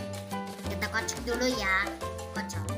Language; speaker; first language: Indonesian; native; Indonesian